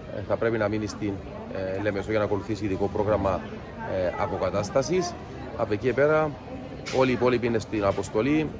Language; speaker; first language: Greek; native; Greek